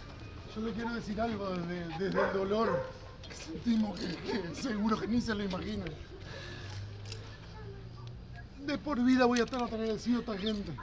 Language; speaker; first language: Spanish; native; Spanish